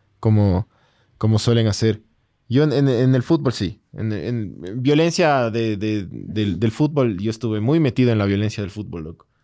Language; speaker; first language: Spanish; native; Spanish